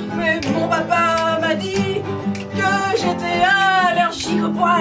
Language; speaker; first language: French; native; French